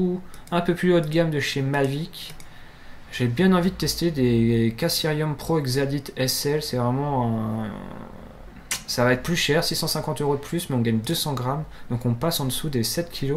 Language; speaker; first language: French; native; French